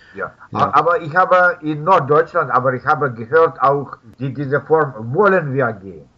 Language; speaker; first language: German; non-native, learner; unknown